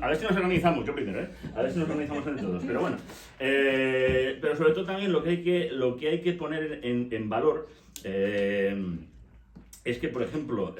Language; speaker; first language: Spanish; native; Spanish